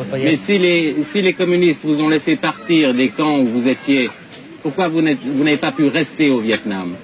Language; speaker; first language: French; native; French